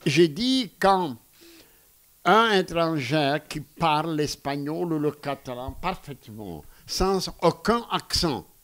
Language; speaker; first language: French; non-native, fluent; Greek